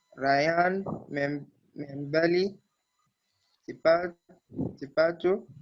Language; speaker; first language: Indonesian; non-native, learner; Arabic